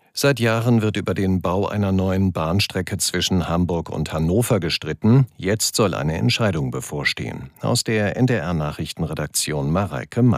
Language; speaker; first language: German; native; German